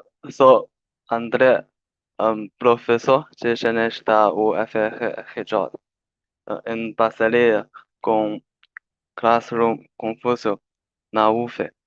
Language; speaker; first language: Portuguese; non-native, learner; Chinese